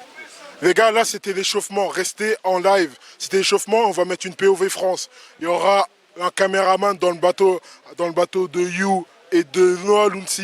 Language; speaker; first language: French; native; French